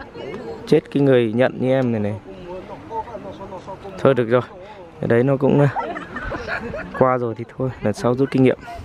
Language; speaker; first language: Vietnamese; native; Vietnamese